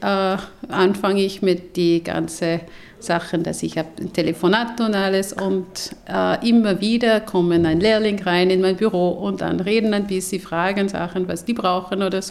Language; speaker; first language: German; non-native, fluent; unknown